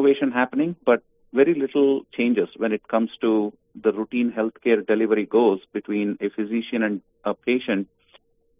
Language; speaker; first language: English; non-native, local second language; Kannada